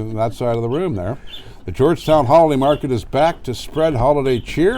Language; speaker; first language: English; native; English